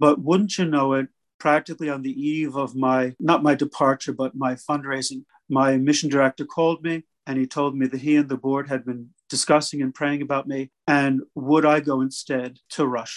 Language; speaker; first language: English; native; English